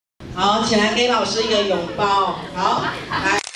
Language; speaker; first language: Chinese; native; Chinese